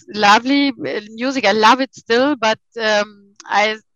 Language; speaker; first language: English; non-native, fluent; German